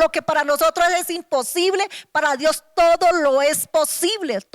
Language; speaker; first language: Spanish; native; Spanish